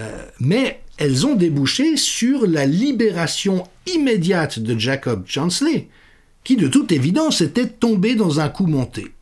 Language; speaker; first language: French; native; French